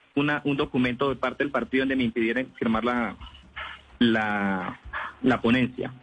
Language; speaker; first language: Spanish; native; Spanish